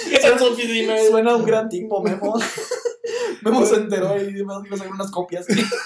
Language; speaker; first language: Spanish; native; Spanish